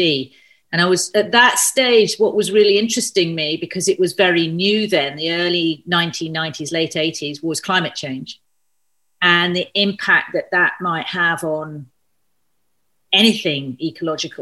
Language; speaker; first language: English; native; English